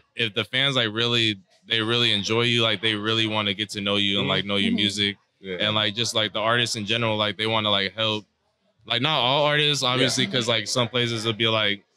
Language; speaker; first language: English; native; English